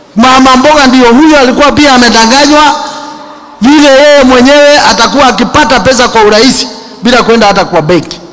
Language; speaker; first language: Swahili; non-native, local second language; Kikuyu